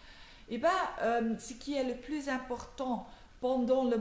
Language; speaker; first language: French; non-native, local second language; Dutch